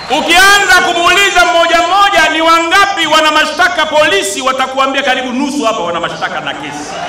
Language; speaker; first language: Swahili; native; Swahili